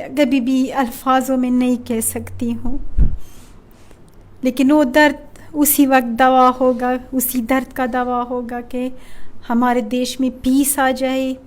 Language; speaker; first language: Hindi; non-native, fluent; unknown